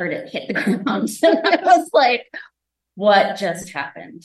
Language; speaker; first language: English; native; English